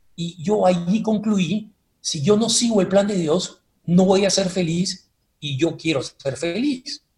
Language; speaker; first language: Spanish; native; Spanish